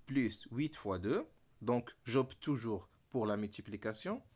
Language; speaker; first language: French; non-native, local second language; Arabic